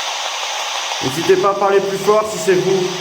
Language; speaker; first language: French; native; French